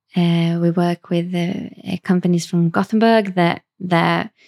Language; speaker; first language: English; non-native, fluent; Swedish